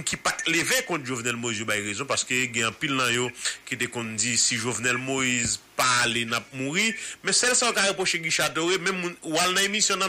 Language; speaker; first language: French; non-native, local second language; Haitian Creole